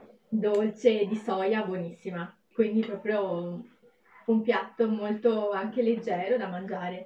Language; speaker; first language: Italian; native; Italian